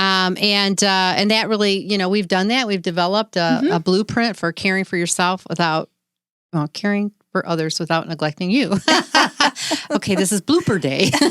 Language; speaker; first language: English; native; English